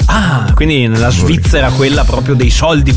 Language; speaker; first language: Italian; native; Italian